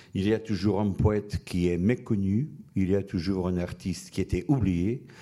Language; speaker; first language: French; non-native, fluent; Portuguese